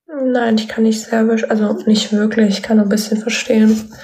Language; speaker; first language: German; early bilingual, other home language; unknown